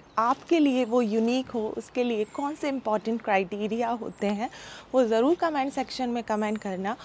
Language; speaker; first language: Hindi; native; Hindi